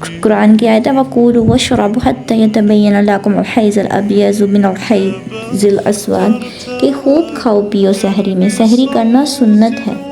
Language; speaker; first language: Urdu; non-native, local second language; Punjabi